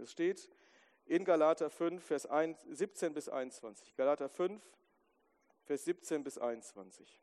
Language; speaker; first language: German; native; German